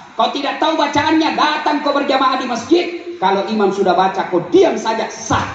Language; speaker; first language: Indonesian; non-native, local second language; Buginese